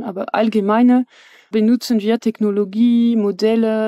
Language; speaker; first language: German; non-native, fluent; French